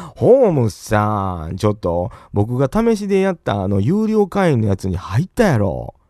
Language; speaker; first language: Japanese; native; Japanese